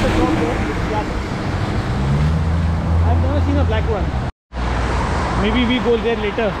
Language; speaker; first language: English; non-native, local second language; Hindi